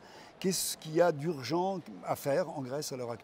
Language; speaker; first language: French; native; French